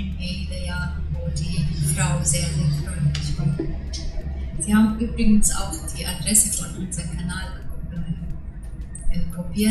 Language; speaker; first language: German; non-native, fluent; Arabic